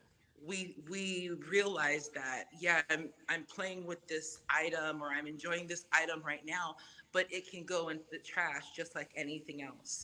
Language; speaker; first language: English; non-native, fluent; Samoan